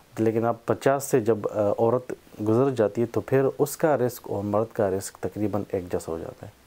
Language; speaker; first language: Urdu; non-native, local second language; Pashto